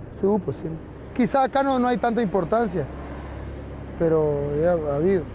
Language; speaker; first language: Spanish; native; Spanish